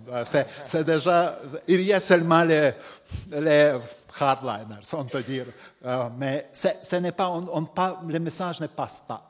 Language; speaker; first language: French; non-native, fluent; Latvian